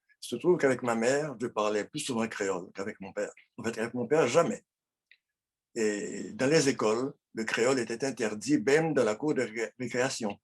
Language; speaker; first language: French; non-native, local second language; Haitian Creole